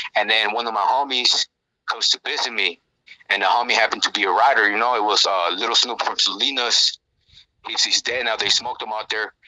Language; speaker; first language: English; native; English